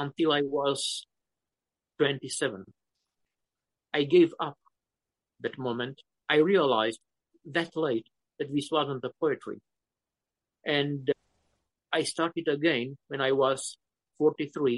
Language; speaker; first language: English; non-native, fluent; Romanian